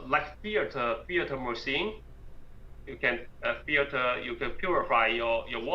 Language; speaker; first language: English; non-native, learner; Chinese